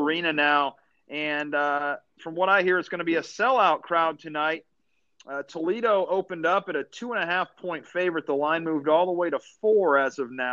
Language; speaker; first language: English; native; English